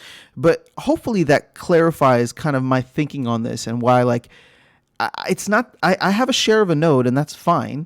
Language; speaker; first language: English; native; English